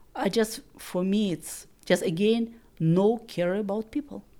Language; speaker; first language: English; non-native, learner; Russian